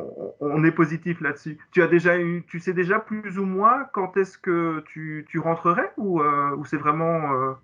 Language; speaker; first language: French; native; French